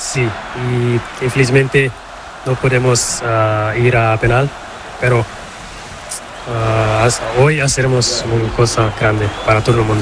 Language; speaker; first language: Spanish; non-native, learner; Portuguese